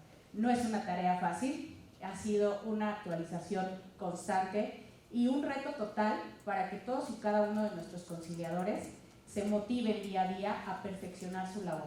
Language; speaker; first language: Spanish; native; Spanish